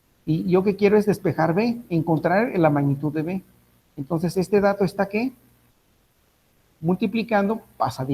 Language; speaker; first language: Spanish; native; Spanish